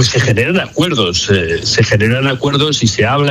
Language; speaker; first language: Spanish; native; Spanish